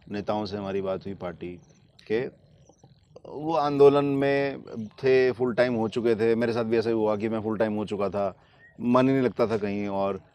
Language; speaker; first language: Hindi; native; Hindi